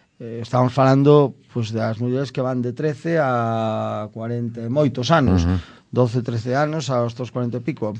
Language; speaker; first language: Galician; non-native, local second language; Spanish